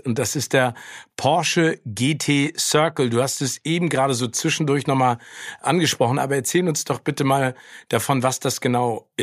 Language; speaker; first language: German; native; German